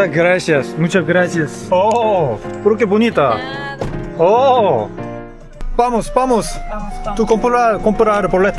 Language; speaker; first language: Spanish; non-native, learner; Korean